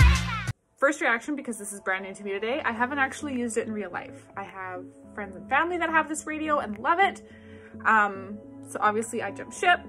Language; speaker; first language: English; native; English